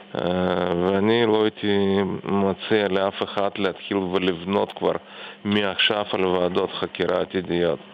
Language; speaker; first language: Hebrew; non-native, fluent; Russian